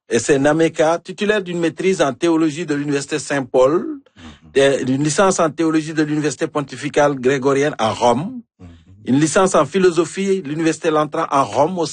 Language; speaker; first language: French; native; French